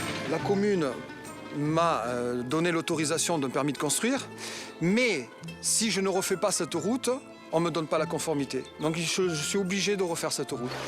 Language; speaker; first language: French; native; French